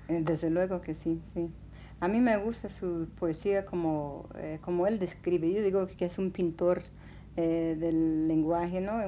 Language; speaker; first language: Spanish; non-native, fluent; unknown